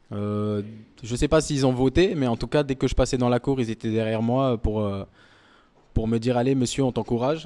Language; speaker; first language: French; native; French